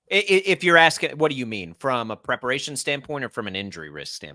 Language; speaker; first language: English; native; English